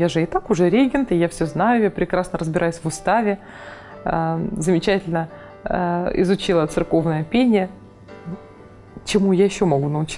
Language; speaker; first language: Russian; native; Russian